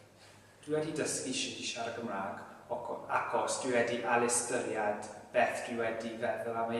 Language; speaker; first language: Welsh; non-native, learner; English